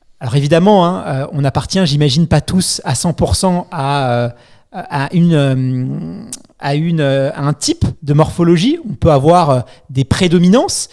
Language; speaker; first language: French; native; French